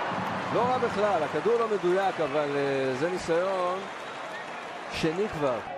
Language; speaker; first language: Hebrew; native; Hebrew